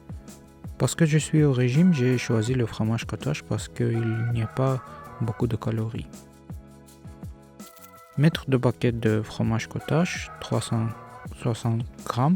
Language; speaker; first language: French; non-native, learner; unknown